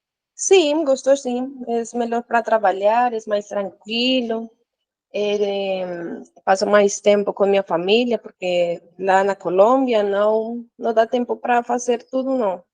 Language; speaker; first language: Portuguese; non-native, learner; Spanish